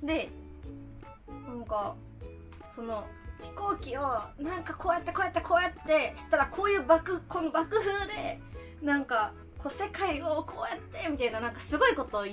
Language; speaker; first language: Japanese; native; Japanese